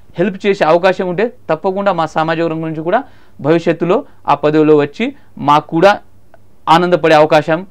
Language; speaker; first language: Telugu; non-native, local second language; Marathi